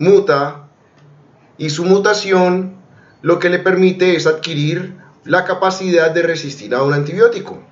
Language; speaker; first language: Spanish; native; Spanish